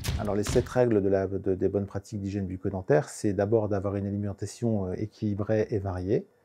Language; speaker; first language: French; native; French